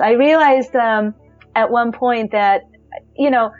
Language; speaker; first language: English; native; English